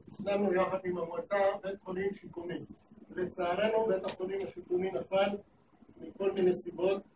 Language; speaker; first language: Hebrew; native; Hebrew